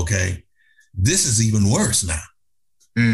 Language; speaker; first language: English; native; English